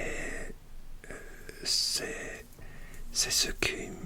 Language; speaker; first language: French; non-native, learner; English